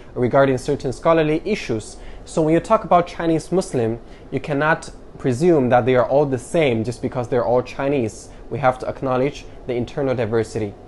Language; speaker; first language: English; non-native, fluent; Chinese